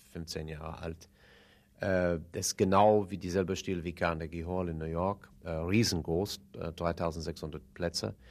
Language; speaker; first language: German; non-native, fluent; English